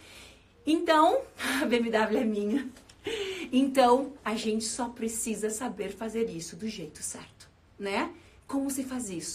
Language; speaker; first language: Portuguese; native; Portuguese